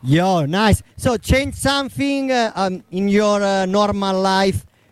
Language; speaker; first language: English; non-native, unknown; Italian